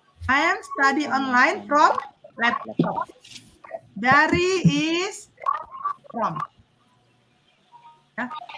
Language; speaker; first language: English; non-native, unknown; Indonesian